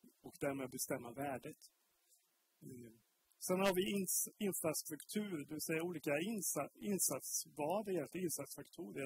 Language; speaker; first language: Swedish; native; Swedish